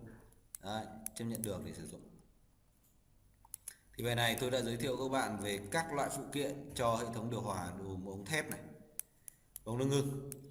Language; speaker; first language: Vietnamese; native; Vietnamese